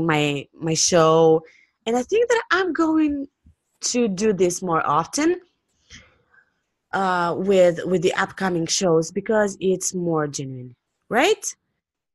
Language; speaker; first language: English; non-native, fluent; Romanian